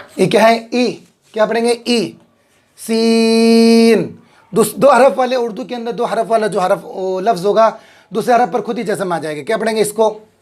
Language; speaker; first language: Hindi; native; Hindi